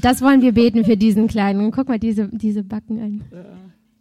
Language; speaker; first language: German; native; German